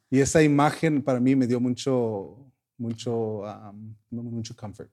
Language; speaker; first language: Spanish; early bilingual, heritage; Spanish